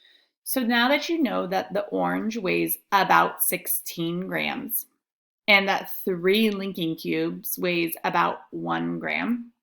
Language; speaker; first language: English; native; English